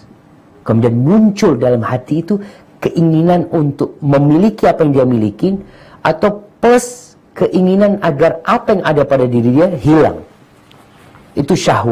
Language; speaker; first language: Indonesian; native; Indonesian